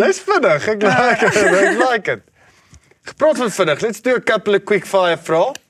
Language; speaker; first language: English; non-native, local second language; Afrikaans